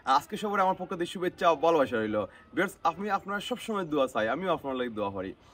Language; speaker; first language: Bangla; native; Bangla